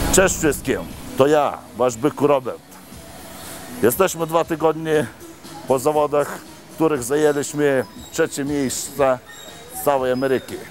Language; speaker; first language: Polish; non-native, fluent; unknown